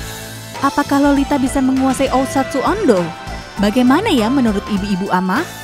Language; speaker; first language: Indonesian; native; Indonesian